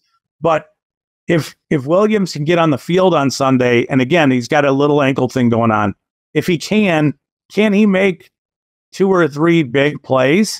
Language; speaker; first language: English; native; English